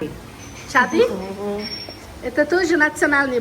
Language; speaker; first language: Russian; non-native, fluent; Uzbek